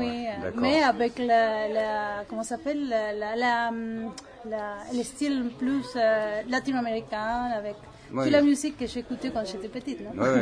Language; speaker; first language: French; non-native, learner; Spanish